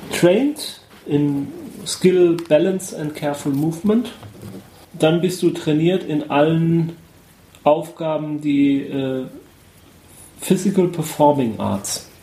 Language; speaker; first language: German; native; German